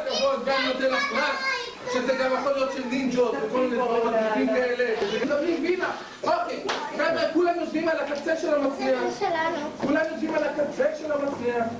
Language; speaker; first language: Hebrew; native; Hebrew